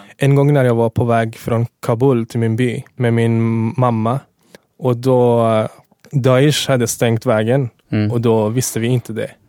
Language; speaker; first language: Swedish; non-native, fluent; Persian